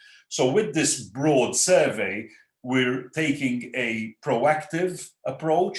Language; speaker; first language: English; non-native, local second language; Maltese